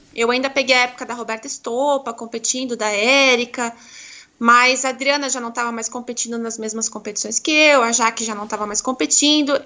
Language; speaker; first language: Portuguese; native; Portuguese